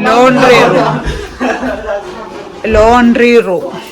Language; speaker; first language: Hindi; non-native, local second language; Malayalam